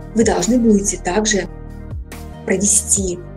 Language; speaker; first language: Russian; native; Russian